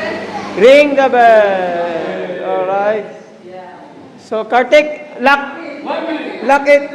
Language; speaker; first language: English; non-native, local second language; Filipino